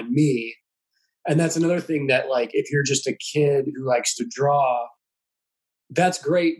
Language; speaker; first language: English; native; English